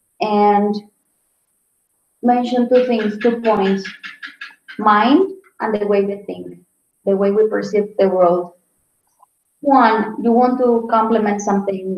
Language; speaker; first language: English; non-native, fluent; Spanish